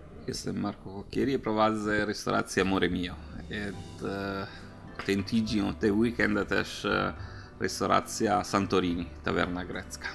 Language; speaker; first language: Polish; non-native, learner; Italian